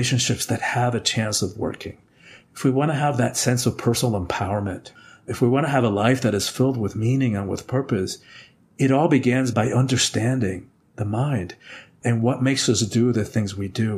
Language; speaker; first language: English; early bilingual, other home language; Spanish